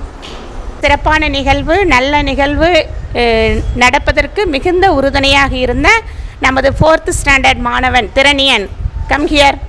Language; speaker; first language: Tamil; native; Tamil